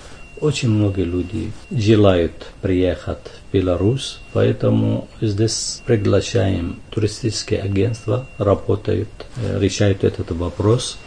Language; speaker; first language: Russian; non-native, fluent; Arabic